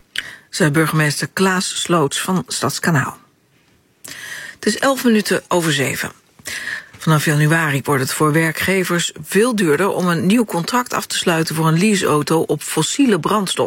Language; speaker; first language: Dutch; native; Dutch